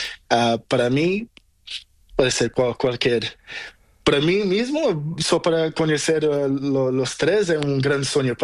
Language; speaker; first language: Spanish; non-native, learner; Portuguese